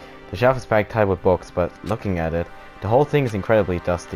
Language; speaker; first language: English; non-native, fluent; German